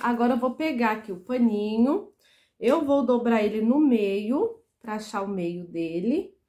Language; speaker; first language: Portuguese; native; Portuguese